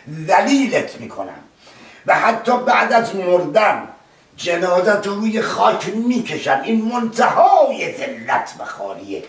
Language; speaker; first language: Persian; native; Persian